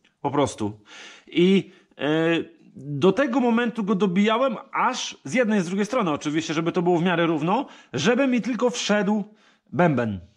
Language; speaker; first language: Polish; native; Polish